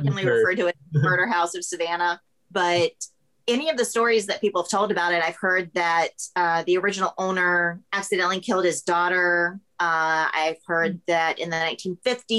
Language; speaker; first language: English; native; English